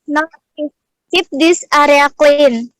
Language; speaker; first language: English; non-native, learner; Indonesian